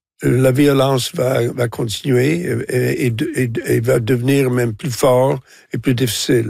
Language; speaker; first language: French; non-native, local second language; English